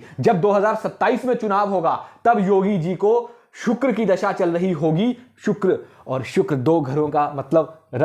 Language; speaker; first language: Hindi; native; Hindi